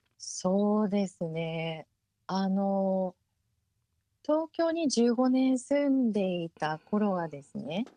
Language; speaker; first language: Japanese; early bilingual, heritage; Japanese